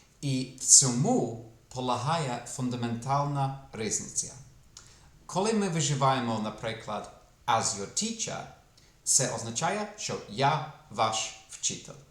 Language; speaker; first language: Ukrainian; non-native, fluent; English